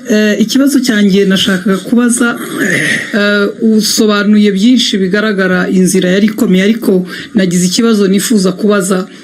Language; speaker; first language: Kinyarwanda; native; Kinyarwanda